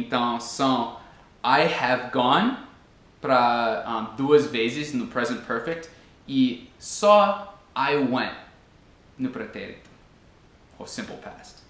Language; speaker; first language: Portuguese; non-native, fluent; English